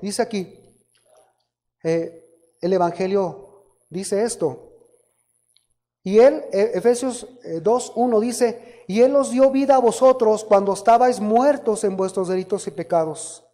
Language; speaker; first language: Spanish; native; Spanish